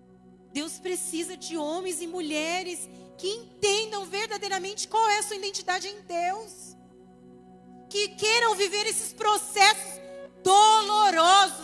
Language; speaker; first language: Portuguese; native; Portuguese